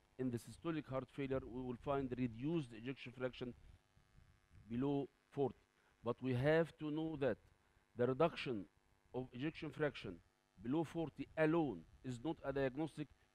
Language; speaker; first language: English; non-native, fluent; Arabic